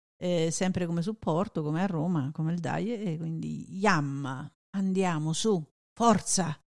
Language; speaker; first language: Italian; native; Italian